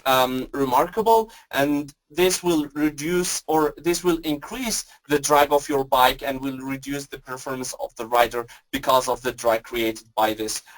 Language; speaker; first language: English; non-native, fluent; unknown